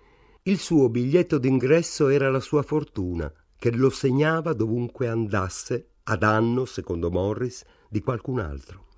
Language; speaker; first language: Italian; native; Italian